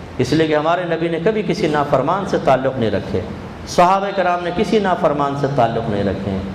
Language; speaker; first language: Urdu; native; Urdu